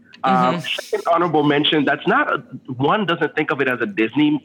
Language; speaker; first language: English; early bilingual, other home language; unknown